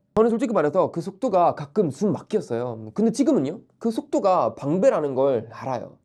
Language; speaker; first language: Korean; non-native, fluent; Swedish